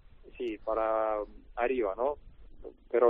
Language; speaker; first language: Spanish; non-native, learner; Russian